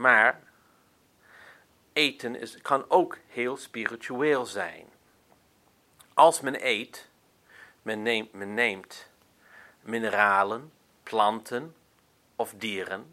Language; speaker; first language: Dutch; non-native, fluent; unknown